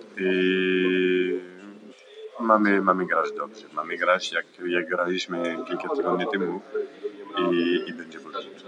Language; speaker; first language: Polish; non-native, learner; French